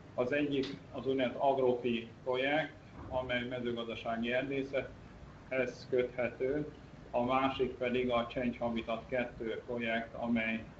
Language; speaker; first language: Hungarian; native; Hungarian